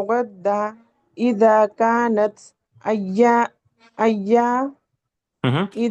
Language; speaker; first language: Arabic; non-native, learner; Urdu